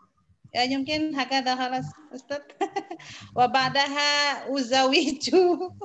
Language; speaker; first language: Arabic; non-native, learner; Indonesian